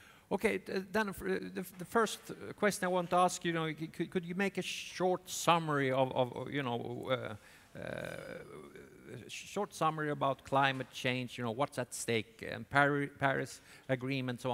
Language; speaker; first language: English; non-native, fluent; Swedish